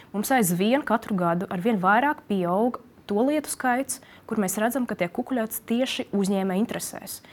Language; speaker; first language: Latvian; native; Latvian